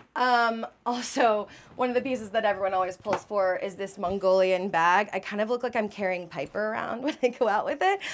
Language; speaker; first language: English; native; English